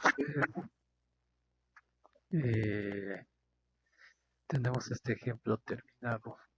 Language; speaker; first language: Spanish; native; Spanish